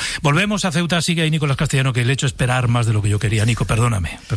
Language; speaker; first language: Spanish; native; Spanish